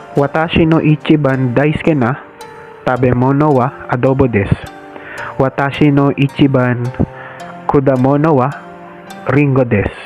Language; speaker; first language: Japanese; non-native, learner; Filipino